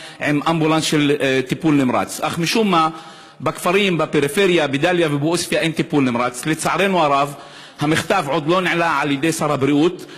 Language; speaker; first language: Hebrew; non-native, local second language; Arabic